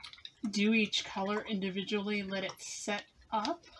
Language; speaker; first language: English; native; English